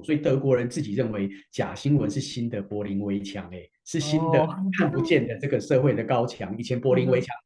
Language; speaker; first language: Chinese; native; Chinese